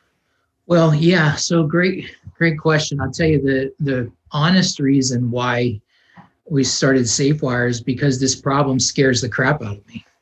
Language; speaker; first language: English; native; English